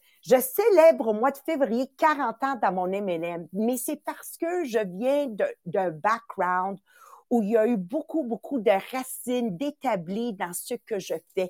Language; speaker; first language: French; native; French